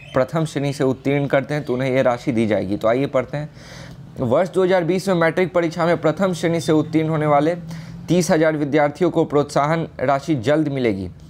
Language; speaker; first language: Hindi; native; Hindi